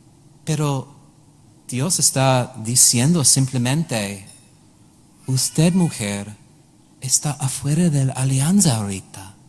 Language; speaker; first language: Spanish; non-native, learner; English